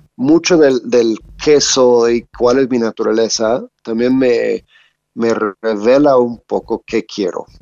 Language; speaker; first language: Spanish; non-native, fluent; English